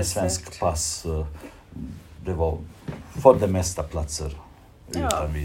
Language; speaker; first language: Swedish; non-native, fluent; Bosnian